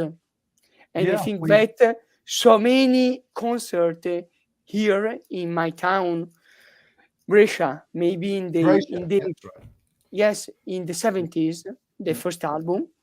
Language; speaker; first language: English; non-native, learner; Italian